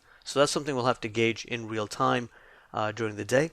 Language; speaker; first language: English; native; English